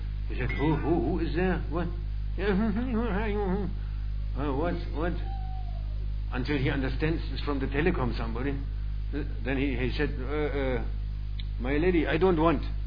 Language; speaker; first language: English; non-native, fluent; German